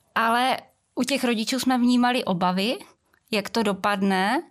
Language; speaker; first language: Czech; native; Czech